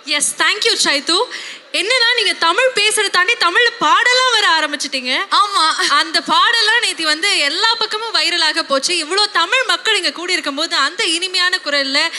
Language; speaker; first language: Tamil; native; Tamil